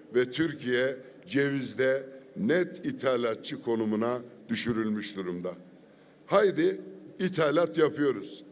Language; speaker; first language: Turkish; native; Turkish